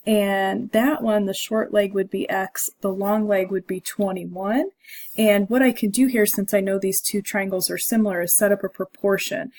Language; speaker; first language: English; native; English